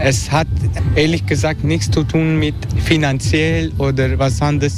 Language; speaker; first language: German; non-native, learner; Turkish